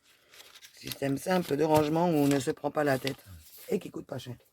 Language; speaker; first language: French; native; French